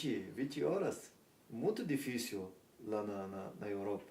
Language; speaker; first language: Portuguese; non-native, learner; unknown